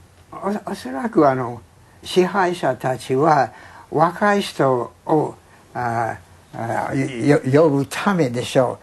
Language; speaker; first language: Japanese; non-native, fluent; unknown